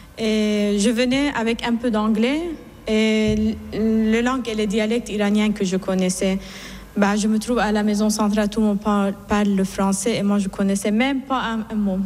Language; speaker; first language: French; non-native, fluent; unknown